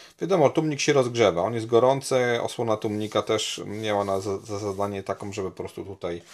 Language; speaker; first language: Polish; native; Polish